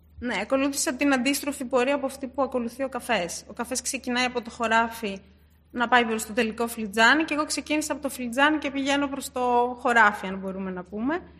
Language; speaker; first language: Greek; early bilingual, other home language; Turkish